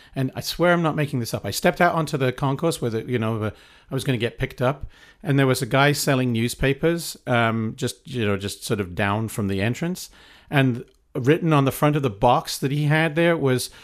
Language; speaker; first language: English; native; English